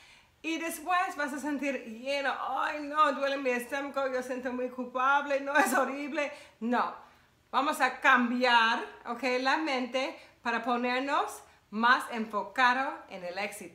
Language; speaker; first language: Spanish; non-native, fluent; English